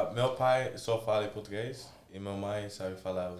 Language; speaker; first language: Portuguese; early bilingual, heritage; English